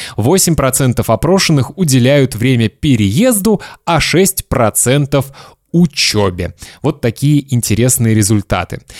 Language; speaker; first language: Russian; native; Russian